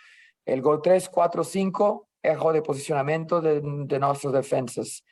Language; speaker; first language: Spanish; non-native, fluent; Portuguese